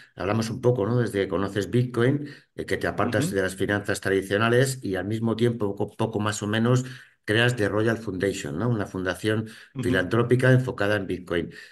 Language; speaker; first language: Spanish; native; Spanish